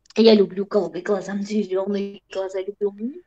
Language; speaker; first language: Russian; non-native, fluent; Turkish